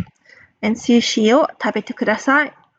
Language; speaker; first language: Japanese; non-native, fluent; English